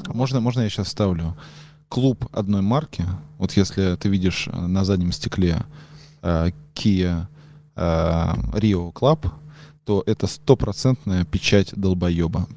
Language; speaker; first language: Russian; native; Russian